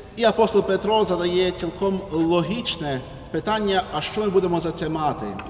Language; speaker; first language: Ukrainian; native; Ukrainian